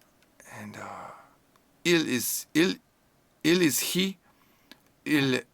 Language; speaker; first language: French; non-native, learner; English